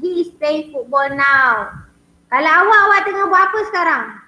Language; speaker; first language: English; non-native, local second language; Malay